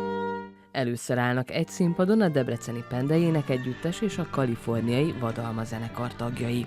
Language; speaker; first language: Hungarian; native; Hungarian